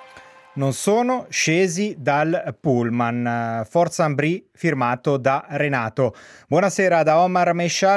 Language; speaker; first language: Italian; native; Italian